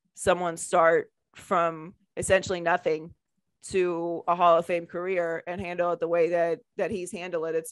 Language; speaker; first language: English; native; English